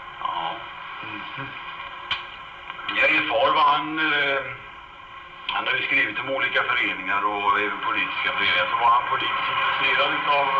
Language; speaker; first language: Swedish; native; Swedish